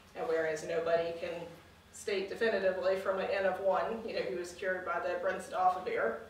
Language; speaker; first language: English; native; English